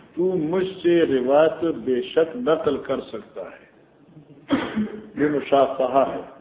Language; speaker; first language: Urdu; non-native, local second language; Northern Hindko